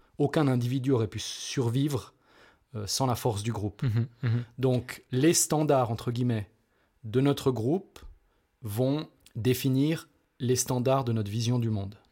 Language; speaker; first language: French; native; French